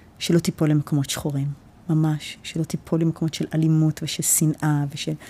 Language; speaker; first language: Hebrew; early bilingual, heritage; Hebrew